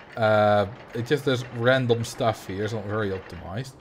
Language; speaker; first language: English; non-native, fluent; Dutch